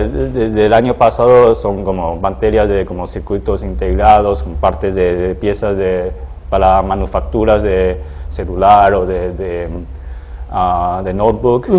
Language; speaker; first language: Spanish; non-native, fluent; Chinese